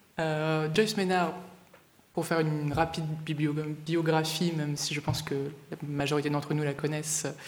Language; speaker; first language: French; native; French